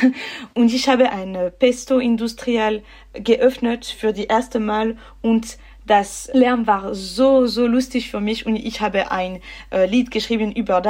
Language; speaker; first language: German; non-native, local second language; French